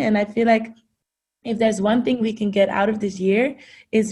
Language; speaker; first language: English; non-native, fluent; Dutch